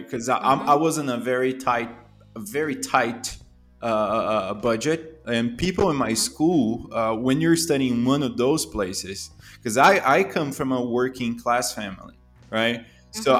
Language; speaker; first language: English; non-native, fluent; Portuguese